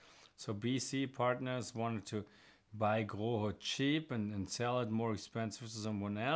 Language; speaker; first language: English; non-native, fluent; German